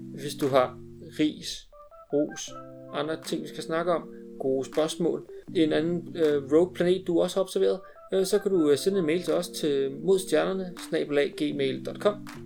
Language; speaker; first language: Danish; native; Danish